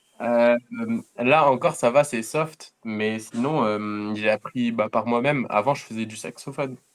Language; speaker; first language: French; native; French